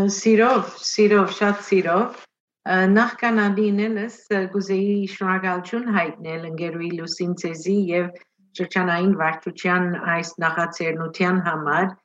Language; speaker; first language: Armenian; early bilingual, heritage; Armenian